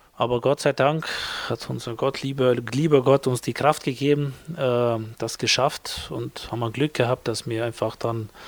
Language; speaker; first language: German; non-native, fluent; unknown